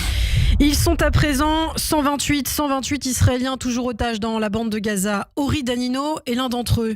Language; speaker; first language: French; native; French